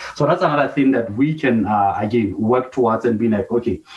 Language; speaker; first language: English; non-native, local second language; Southern Sotho